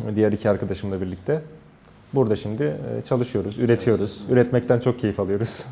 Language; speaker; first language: Turkish; native; Turkish